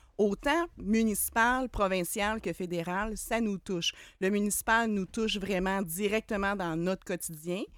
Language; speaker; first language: French; native; French